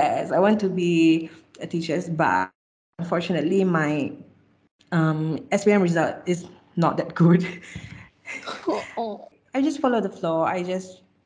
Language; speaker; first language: English; non-native, local second language; Malay